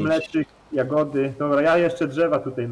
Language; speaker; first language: Polish; native; Polish